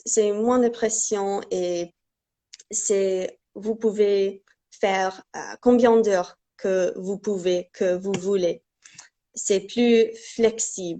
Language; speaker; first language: French; non-native, fluent; English